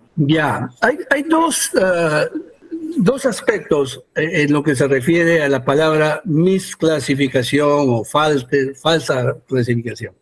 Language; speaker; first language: Spanish; early bilingual, heritage; Spanish